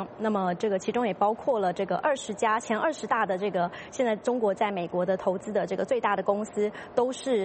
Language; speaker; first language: Chinese; native; Chinese